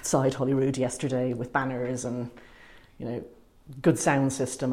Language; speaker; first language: English; native; English